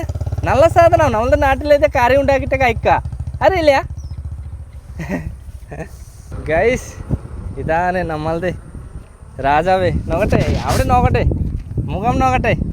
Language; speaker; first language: Malayalam; non-native, learner; Bangla